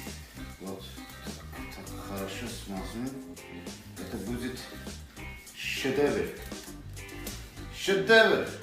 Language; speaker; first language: Russian; non-native, local second language; Azerbaijani